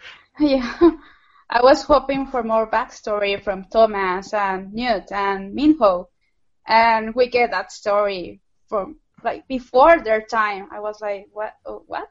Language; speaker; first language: English; non-native, fluent; Spanish